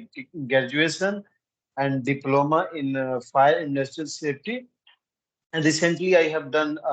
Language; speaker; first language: English; non-native, learner; Hindi